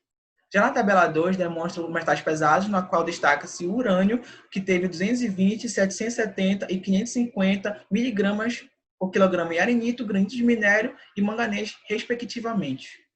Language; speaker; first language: Portuguese; native; Portuguese